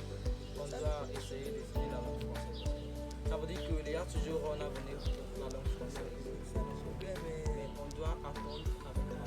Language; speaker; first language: French; non-native, learner; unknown